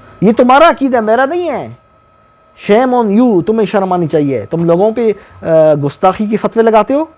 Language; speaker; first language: Urdu; non-native, local second language; Northern Hindko